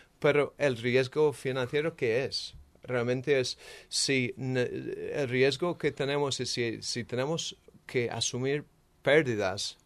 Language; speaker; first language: Spanish; non-native, fluent; English